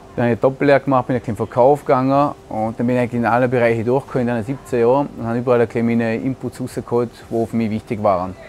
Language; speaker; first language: German; native; German